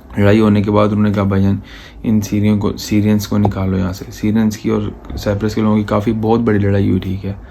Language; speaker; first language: Urdu; non-native, local second language; Punjabi